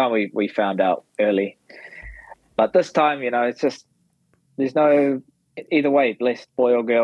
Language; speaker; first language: English; native; English